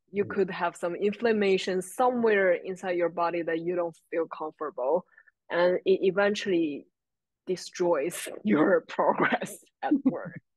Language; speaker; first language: English; non-native, fluent; Chinese